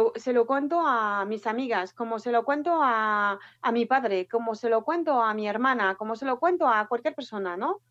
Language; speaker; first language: Spanish; non-native, fluent; French